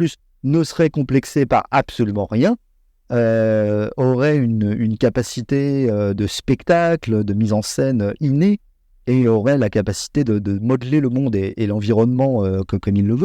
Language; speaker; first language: French; native; French